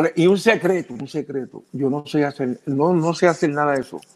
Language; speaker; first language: Spanish; early bilingual, heritage; Spanish